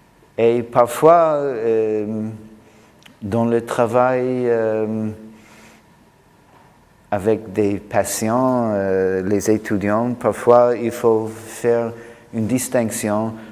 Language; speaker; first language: French; non-native, fluent; English